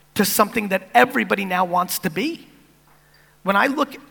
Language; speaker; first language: English; native; English